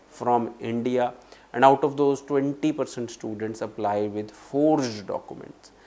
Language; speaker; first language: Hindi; non-native, local second language; Punjabi